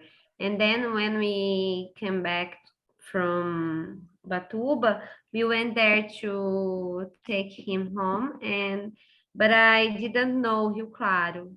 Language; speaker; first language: English; non-native, fluent; Portuguese